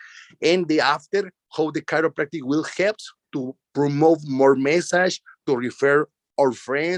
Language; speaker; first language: English; non-native, learner; Spanish